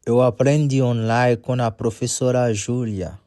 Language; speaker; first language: Portuguese; non-native, learner; Haitian Creole